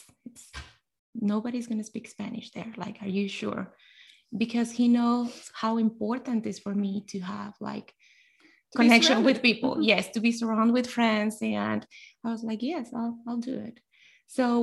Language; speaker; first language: English; non-native, fluent; Spanish